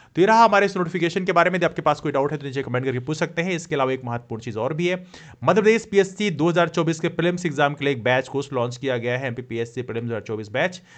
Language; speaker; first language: Hindi; native; Hindi